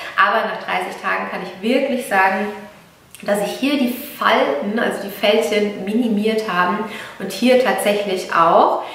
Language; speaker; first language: German; early bilingual, other home language; Italian